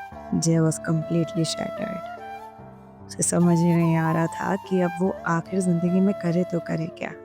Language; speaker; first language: Hindi; native; Hindi